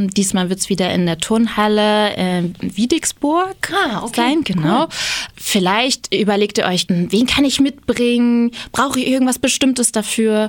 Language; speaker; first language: German; native; German